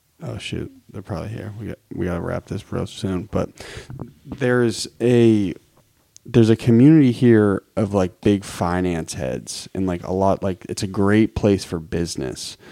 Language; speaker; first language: English; native; English